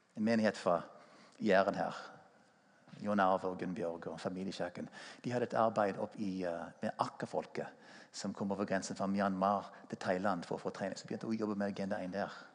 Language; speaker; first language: Norwegian; non-native, fluent; English